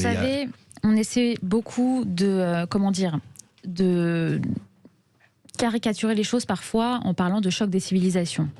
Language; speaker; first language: French; native; French